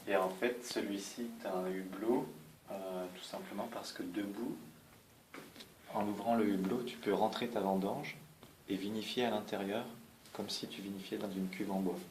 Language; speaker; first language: French; native; French